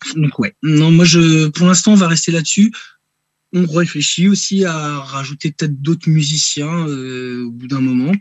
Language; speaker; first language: French; native; French